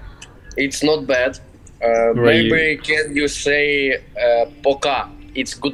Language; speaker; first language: English; non-native, learner; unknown